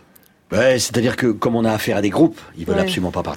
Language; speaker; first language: French; native; French